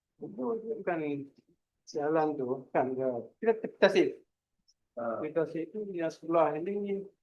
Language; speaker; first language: Malay; native; Malay